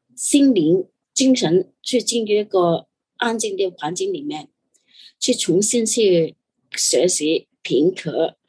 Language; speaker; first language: Chinese; non-native, fluent; Cantonese